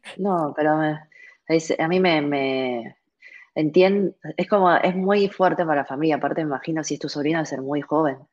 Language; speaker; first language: Spanish; early bilingual, other home language; Chinese